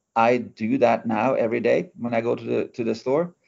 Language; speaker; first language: English; non-native, fluent; Norwegian